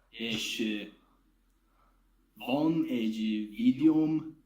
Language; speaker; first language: Hungarian; non-native, learner; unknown